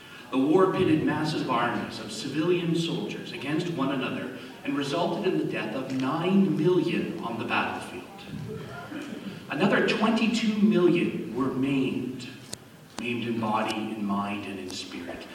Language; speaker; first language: English; native; English